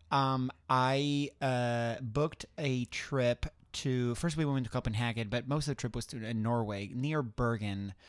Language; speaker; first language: English; non-native, fluent; Spanish